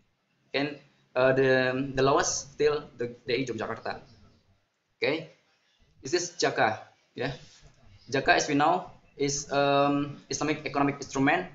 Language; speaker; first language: English; non-native, learner; Indonesian